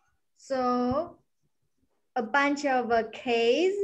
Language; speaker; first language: English; non-native, fluent; Chinese